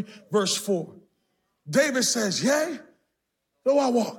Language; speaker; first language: English; native; English